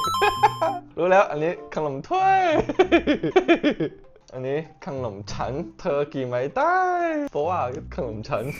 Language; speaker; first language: Thai; non-native, learner; Cantonese